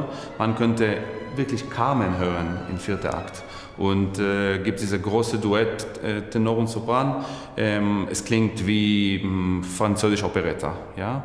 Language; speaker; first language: German; non-native, fluent; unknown